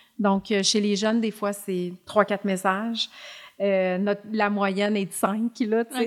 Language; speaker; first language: French; native; French